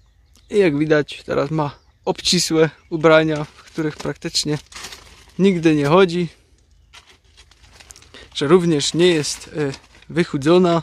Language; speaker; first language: Polish; native; Polish